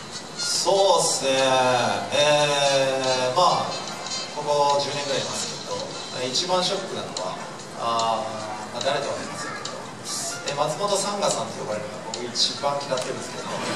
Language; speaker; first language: Japanese; native; Japanese